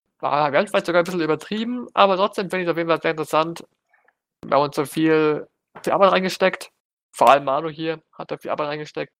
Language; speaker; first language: German; native; German